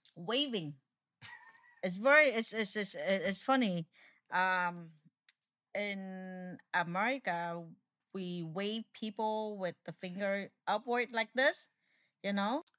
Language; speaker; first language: English; non-native, fluent; Vietnamese